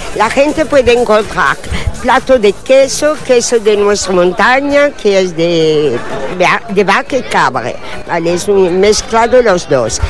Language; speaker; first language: Spanish; non-native, fluent; French